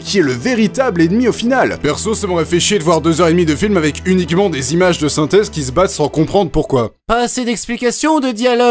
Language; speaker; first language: French; native; French